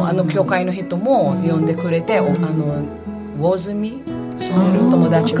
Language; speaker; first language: Japanese; non-native, fluent; Filipino